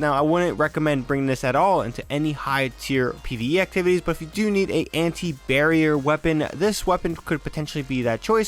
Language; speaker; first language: English; native; English